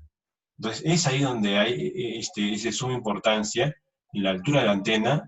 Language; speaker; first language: Spanish; native; Spanish